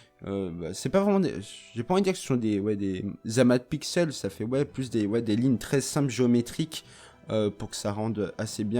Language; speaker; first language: French; native; French